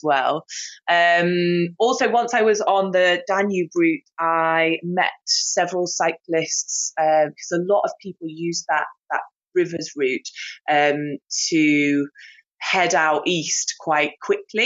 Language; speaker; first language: English; native; English